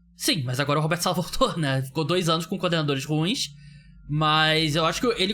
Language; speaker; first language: Portuguese; native; Portuguese